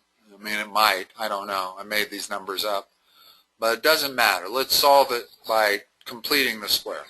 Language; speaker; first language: English; native; English